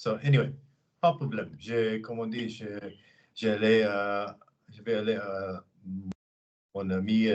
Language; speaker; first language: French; non-native, learner; English